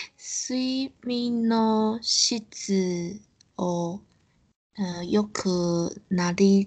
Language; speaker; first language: Japanese; non-native, learner; Chinese